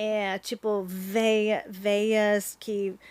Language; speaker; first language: Portuguese; non-native, fluent; English